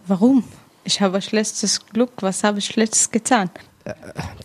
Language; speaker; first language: German; non-native, fluent; Arabic